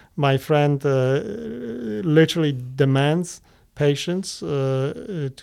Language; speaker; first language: English; non-native, fluent; Polish